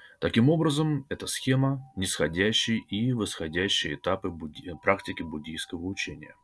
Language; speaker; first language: Russian; native; Russian